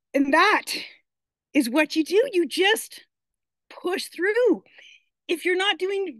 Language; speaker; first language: English; native; English